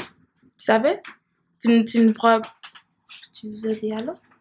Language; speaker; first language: French; non-native, learner; Haitian Creole